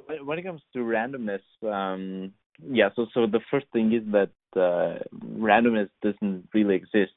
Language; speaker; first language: English; non-native, fluent; Lithuanian